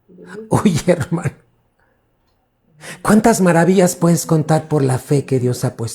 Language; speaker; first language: Spanish; native; Spanish